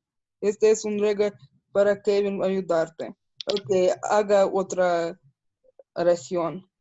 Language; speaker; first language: Spanish; non-native, learner; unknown